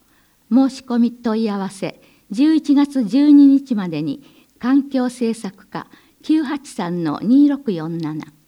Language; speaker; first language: Japanese; native; Japanese